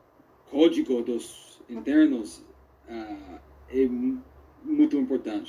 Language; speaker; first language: Portuguese; non-native, fluent; English